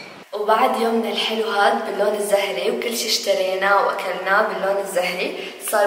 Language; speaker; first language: Arabic; native; Arabic